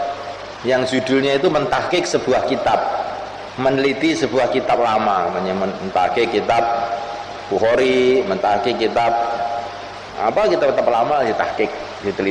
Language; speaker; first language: Indonesian; native; Indonesian